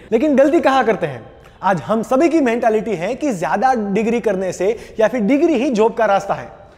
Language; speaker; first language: Hindi; non-native, local second language; Gujarati